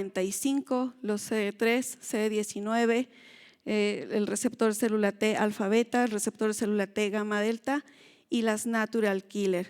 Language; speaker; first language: Spanish; native; Spanish